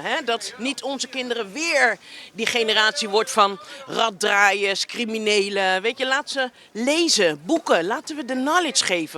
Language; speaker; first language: Dutch; native; Dutch